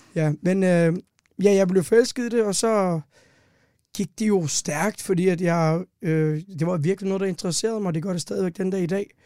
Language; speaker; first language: Danish; early bilingual, other home language; Turkish